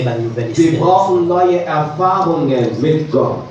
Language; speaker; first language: German; non-native, learner; French